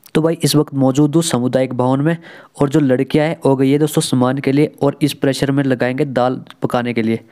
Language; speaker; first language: Hindi; native; Hindi